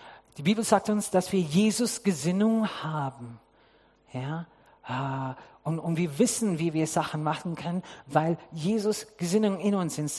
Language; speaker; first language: German; non-native, fluent; English